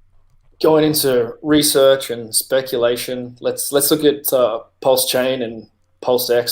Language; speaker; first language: English; native; English